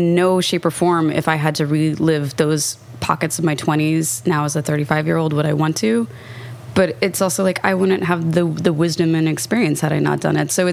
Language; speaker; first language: English; native; English